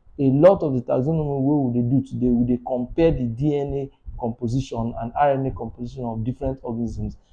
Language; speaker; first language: Nigerian Pidgin; native; Nigerian Pidgin